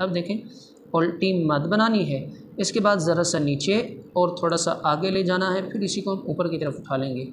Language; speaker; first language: Urdu; non-native, local second language; Punjabi